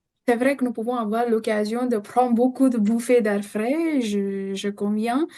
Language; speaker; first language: French; non-native, fluent; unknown